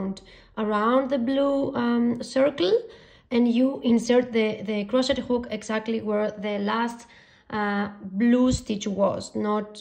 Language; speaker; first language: English; non-native, fluent; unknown